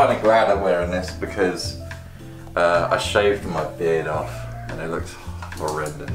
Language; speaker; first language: English; native; English